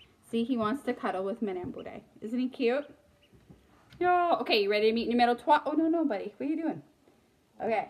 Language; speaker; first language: English; native; English